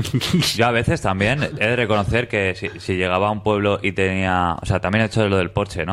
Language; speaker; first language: Spanish; native; Spanish